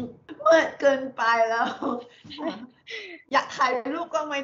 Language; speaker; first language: Thai; non-native, learner; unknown